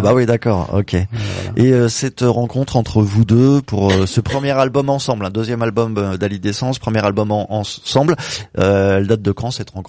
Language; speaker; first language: French; native; French